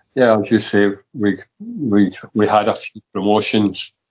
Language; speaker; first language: English; native; English